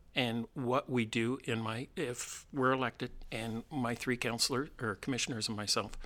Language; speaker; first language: English; native; English